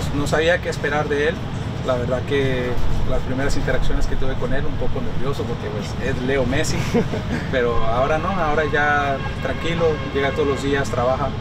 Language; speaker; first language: Spanish; early bilingual, heritage; Spanish